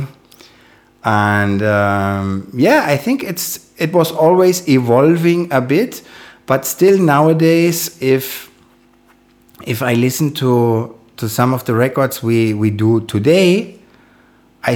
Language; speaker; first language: English; non-native, fluent; German